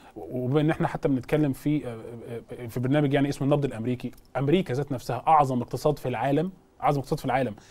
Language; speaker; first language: Arabic; native; Arabic